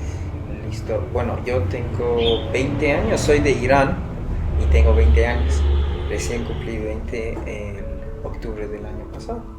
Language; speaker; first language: Spanish; non-native, fluent; Persian